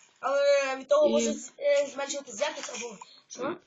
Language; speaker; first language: Ukrainian; native; Ukrainian